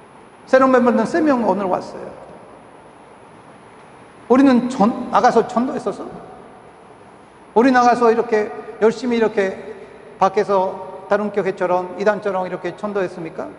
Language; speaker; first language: Korean; non-native, fluent; Spanish